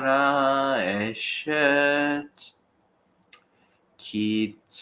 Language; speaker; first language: Hebrew; non-native, learner; English